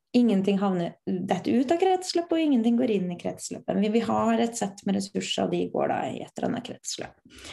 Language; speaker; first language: Norwegian; native; Norwegian